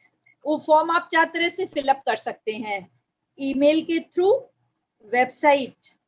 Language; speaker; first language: Hindi; native; Hindi